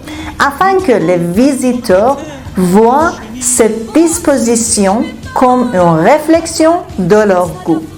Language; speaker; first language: French; non-native, fluent; Persian